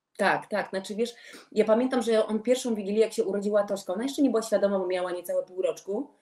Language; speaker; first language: Polish; native; Polish